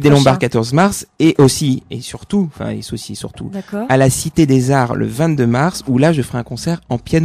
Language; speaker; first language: French; native; French